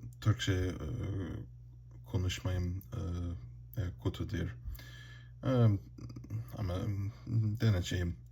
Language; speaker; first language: Turkish; non-native, learner; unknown